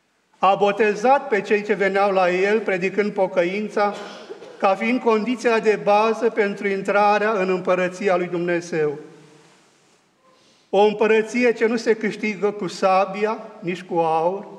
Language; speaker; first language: Romanian; native; Romanian